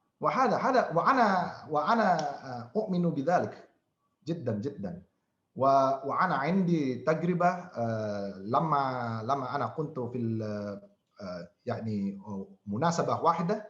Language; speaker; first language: Arabic; non-native, fluent; Indonesian